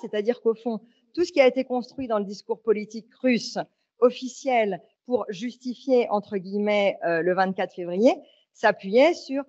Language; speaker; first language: French; native; French